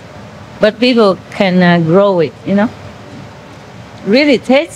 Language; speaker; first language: English; non-native, fluent; Vietnamese